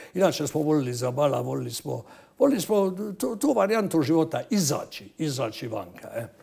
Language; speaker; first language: Croatian; native; Croatian